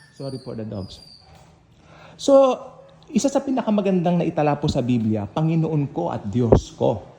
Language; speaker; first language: Filipino; native; Filipino